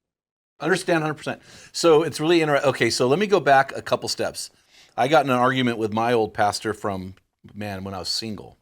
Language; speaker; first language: English; native; English